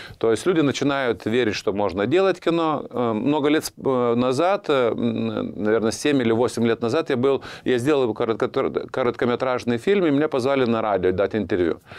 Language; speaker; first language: Russian; non-native, fluent; Lithuanian